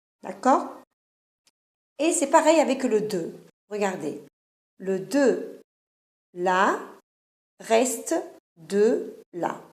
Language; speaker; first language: French; non-native, fluent; Italian